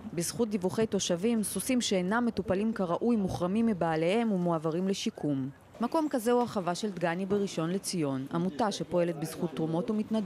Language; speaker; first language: Hebrew; native; Hebrew